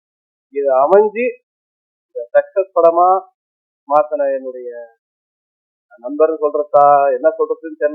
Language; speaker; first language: Tamil; native; Tamil